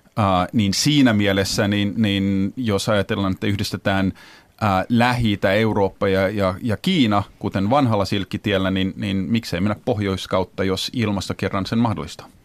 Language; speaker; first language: Finnish; early bilingual, heritage; Finnish